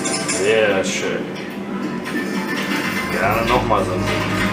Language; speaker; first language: German; native; German